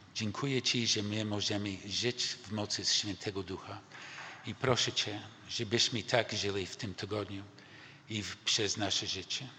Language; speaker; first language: Polish; non-native, learner; English